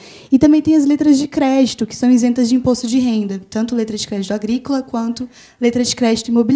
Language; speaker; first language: Portuguese; native; Portuguese